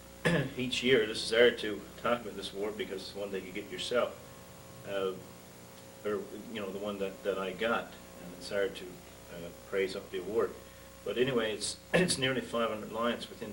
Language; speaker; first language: English; native; English